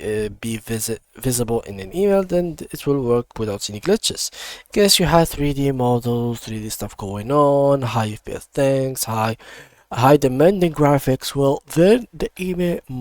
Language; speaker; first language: English; non-native, fluent; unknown